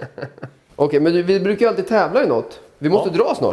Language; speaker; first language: Swedish; native; Swedish